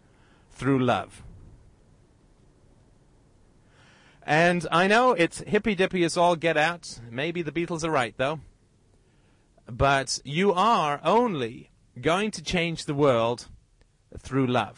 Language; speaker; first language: English; native; English